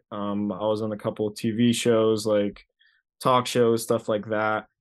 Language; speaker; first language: English; early bilingual, other home language; Greek